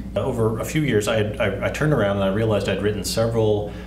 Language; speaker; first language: English; native; English